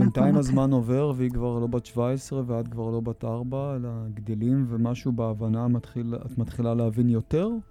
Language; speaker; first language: Hebrew; native; Hebrew